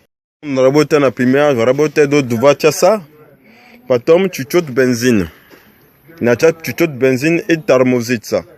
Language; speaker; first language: Russian; non-native, learner; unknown